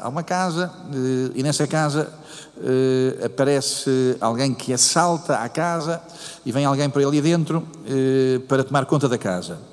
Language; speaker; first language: Portuguese; native; Portuguese